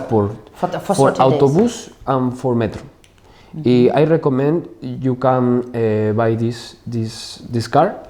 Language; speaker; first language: English; non-native, learner; Spanish